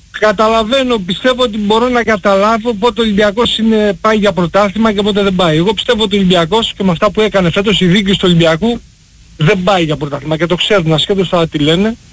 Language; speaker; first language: Greek; early bilingual, heritage; Greek